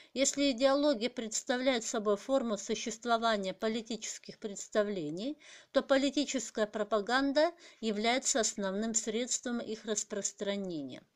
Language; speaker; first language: Russian; non-native, local second language; Kazakh